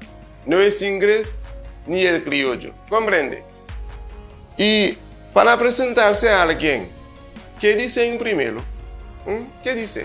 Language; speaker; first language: Spanish; non-native, fluent; Haitian Creole